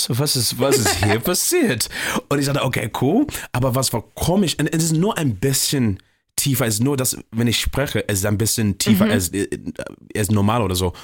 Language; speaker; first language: German; non-native, fluent; English